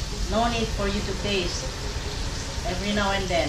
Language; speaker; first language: English; non-native, local second language; Cebuano